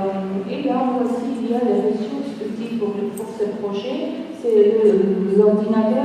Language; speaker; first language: French; non-native, fluent; Georgian